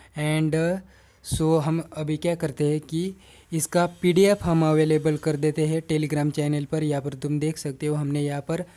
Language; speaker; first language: Hindi; non-native, local second language; Marathi